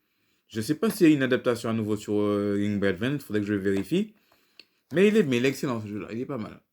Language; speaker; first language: French; native; French